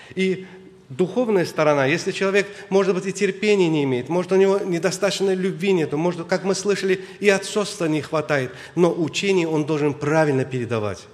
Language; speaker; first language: Russian; non-native, local second language; Azerbaijani